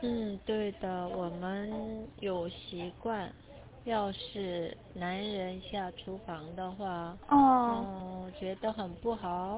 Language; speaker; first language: Chinese; non-native, learner; Korean